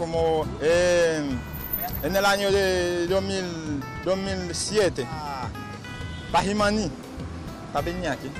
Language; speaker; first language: Spanish; non-native, local second language; Haitian Creole